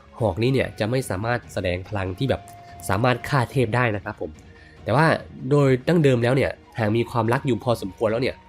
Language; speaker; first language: Thai; native; Thai